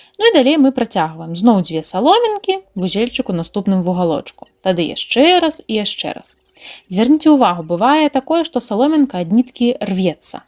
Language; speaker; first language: Belarusian; native; Belarusian